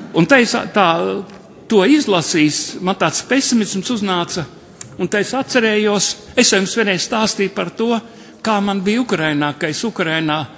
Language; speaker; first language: Latvian; native; Latvian